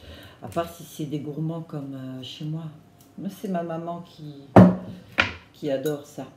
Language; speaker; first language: French; native; French